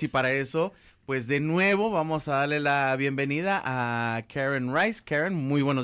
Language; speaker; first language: Spanish; native; Spanish